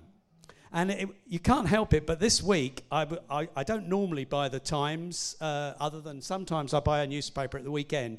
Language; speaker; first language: English; native; English